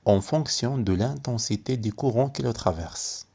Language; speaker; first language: French; non-native, local second language; Arabic